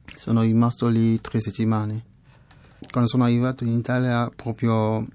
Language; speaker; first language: Italian; non-native, fluent; French